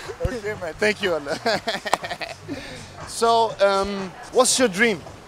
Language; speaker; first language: English; non-native, learner; German